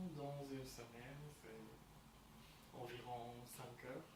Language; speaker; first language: French; non-native, fluent; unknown